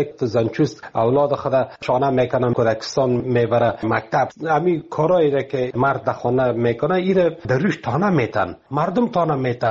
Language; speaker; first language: Persian; native; Persian